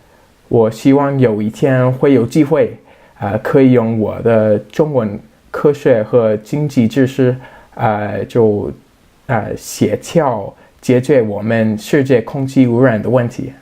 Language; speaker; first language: Chinese; non-native, fluent; English